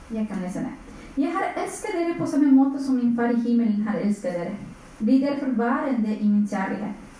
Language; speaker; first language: Norwegian; non-native, fluent; Spanish